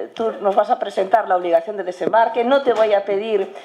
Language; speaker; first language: Spanish; non-native, local second language; Galician